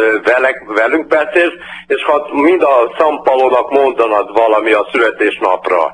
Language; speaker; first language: Hungarian; early bilingual, heritage; Portuguese